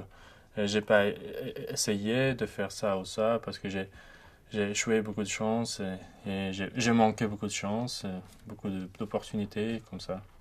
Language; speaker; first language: French; non-native, fluent; Uzbek